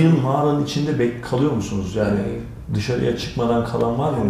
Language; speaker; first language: Turkish; native; Turkish